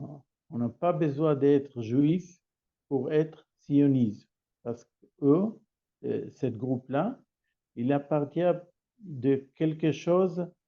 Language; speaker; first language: French; non-native, learner; Hebrew